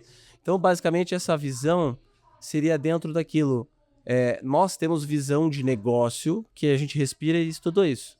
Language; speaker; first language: Portuguese; native; Portuguese